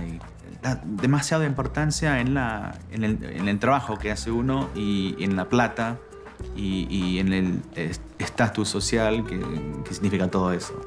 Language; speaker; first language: Spanish; non-native, fluent; English